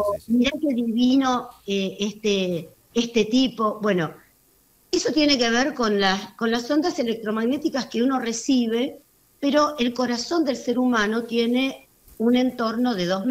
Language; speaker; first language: Spanish; native; Spanish